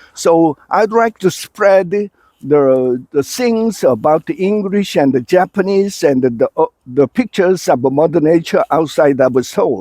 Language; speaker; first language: English; non-native, fluent; Korean